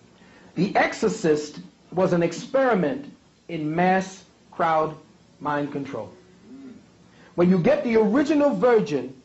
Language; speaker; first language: English; native; English